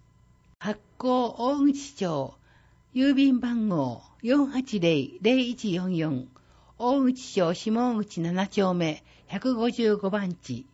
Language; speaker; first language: Japanese; native; Japanese